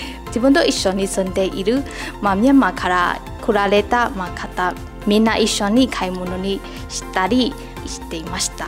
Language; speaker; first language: Japanese; non-native, fluent; Burmese